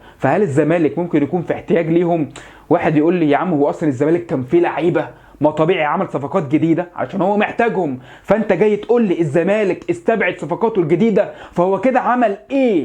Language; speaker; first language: Arabic; native; Arabic